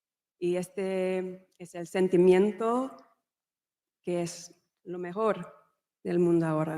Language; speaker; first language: Spanish; non-native, learner; English